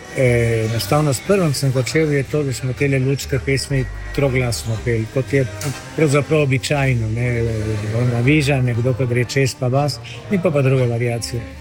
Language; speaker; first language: Slovenian; early bilingual, heritage; Slovenian